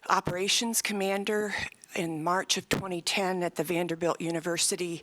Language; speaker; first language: English; native; English